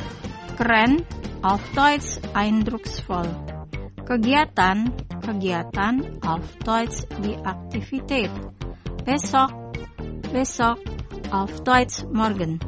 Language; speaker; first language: German; non-native, fluent; Indonesian